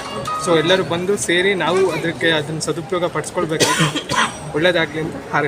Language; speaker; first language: Kannada; non-native, learner; Tamil